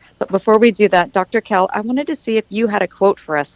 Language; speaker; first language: English; native; English